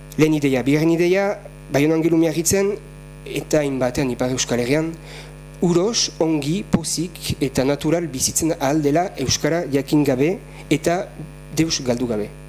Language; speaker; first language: Basque; native; Basque